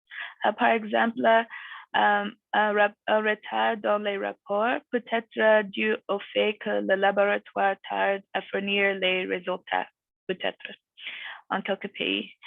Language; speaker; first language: French; non-native, fluent; English